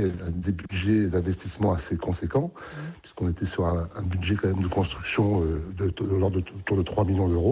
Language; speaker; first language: French; native; French